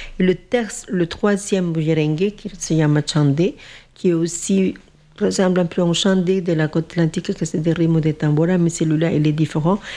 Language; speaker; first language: French; non-native, fluent; Spanish